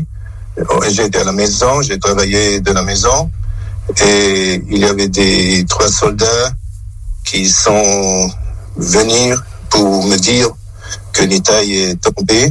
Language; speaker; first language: French; non-native, local second language; German